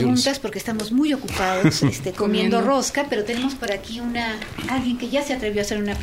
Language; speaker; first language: Spanish; native; Spanish